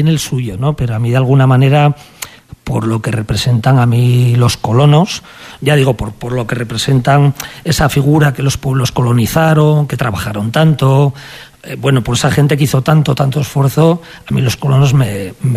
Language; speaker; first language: Spanish; native; Spanish